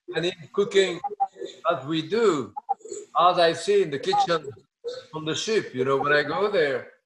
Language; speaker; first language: English; non-native, fluent; French